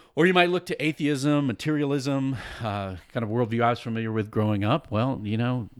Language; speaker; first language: English; native; English